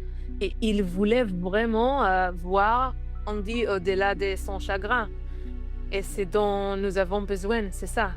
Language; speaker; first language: French; non-native, learner; Hebrew